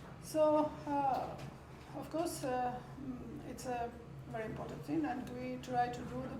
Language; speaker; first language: English; non-native, learner; Armenian